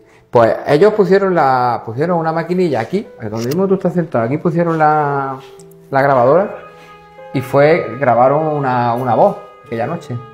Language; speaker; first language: Spanish; native; Spanish